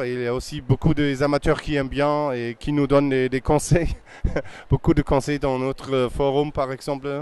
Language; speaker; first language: French; non-native, fluent; German